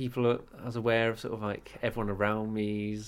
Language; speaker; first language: English; native; English